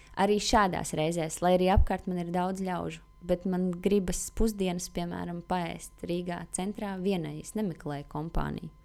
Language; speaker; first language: Latvian; native; Latvian